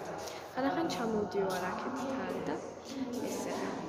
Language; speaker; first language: Georgian; early bilingual, heritage; Georgian